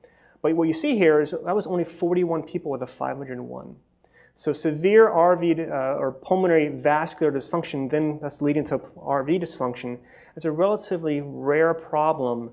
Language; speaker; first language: English; native; English